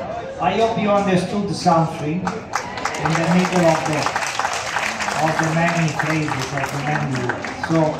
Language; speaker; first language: English; non-native, fluent; Italian